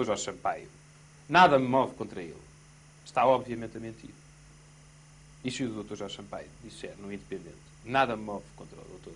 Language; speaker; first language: Portuguese; native; Portuguese